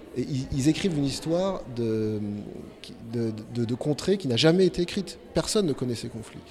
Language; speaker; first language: French; native; French